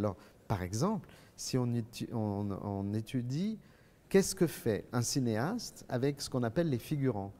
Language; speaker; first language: French; native; French